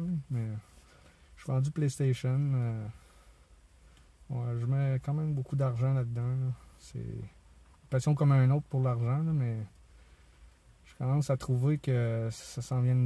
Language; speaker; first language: French; native; French